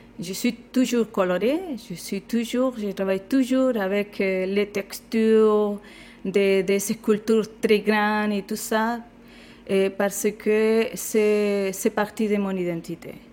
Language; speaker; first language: French; non-native, fluent; Spanish